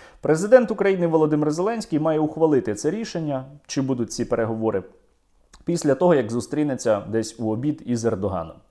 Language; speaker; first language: Ukrainian; native; Ukrainian